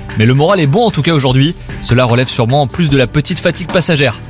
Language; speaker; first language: French; native; French